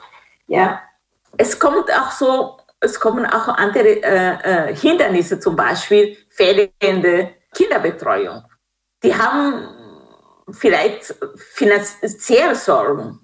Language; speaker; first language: German; non-native, fluent; Kinyarwanda